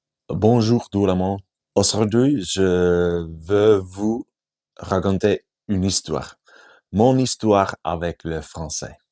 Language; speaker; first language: French; non-native, fluent; Finnish